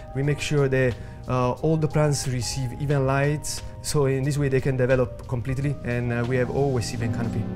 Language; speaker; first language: English; non-native, learner; Italian